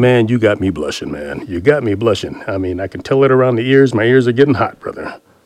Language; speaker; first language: English; native; English